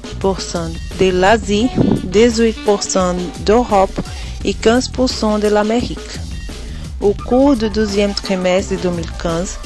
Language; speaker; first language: French; non-native, learner; Portuguese